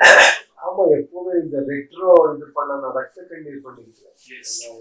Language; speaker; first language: Tamil; non-native, learner; Kannada